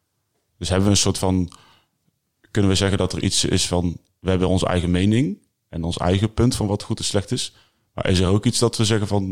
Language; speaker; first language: Dutch; native; Dutch